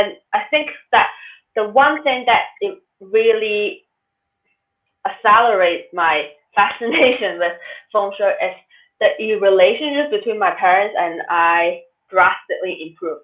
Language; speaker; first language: English; non-native, local second language; Cantonese